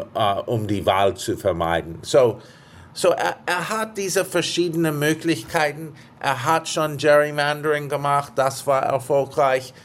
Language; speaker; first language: German; non-native, fluent; English